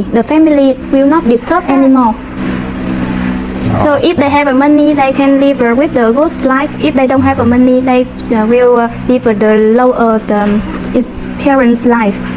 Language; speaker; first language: English; non-native, learner; Vietnamese